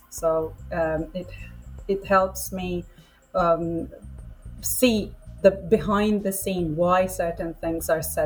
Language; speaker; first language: English; non-native, fluent; Persian